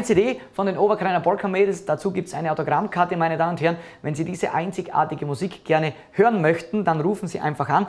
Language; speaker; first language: German; native; German